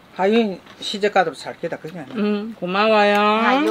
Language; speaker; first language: Korean; native; Korean